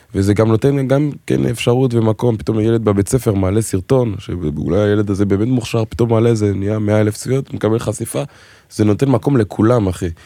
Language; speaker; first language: Hebrew; non-native, local second language; French